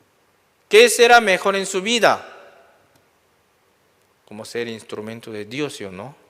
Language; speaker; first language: Spanish; non-native, learner; Korean